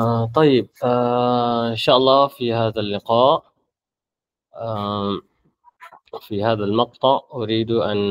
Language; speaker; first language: Arabic; non-native, fluent; Malay